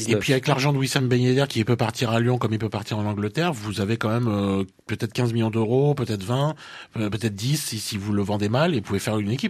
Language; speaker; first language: French; native; French